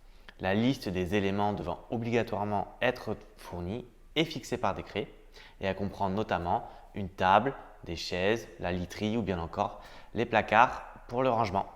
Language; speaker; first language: French; native; French